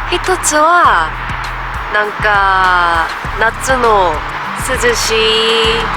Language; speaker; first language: Japanese; non-native, learner; Korean